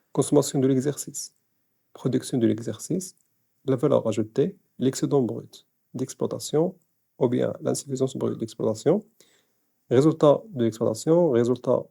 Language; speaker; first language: French; non-native, local second language; Arabic